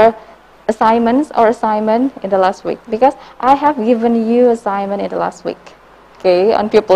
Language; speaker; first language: English; non-native, learner; Indonesian